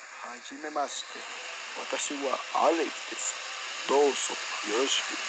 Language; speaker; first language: Japanese; non-native, learner; Spanish